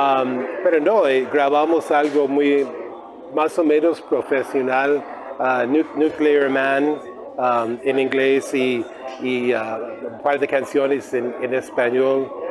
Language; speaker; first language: Spanish; non-native, fluent; English